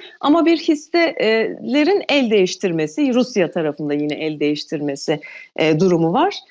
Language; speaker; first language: Turkish; non-native, local second language; Albanian